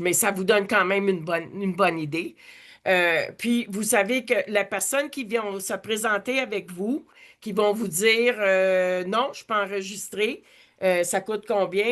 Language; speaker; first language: French; native; French